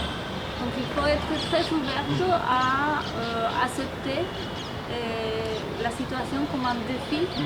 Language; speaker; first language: French; non-native, fluent; Spanish